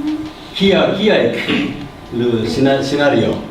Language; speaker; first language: French; non-native, learner; Japanese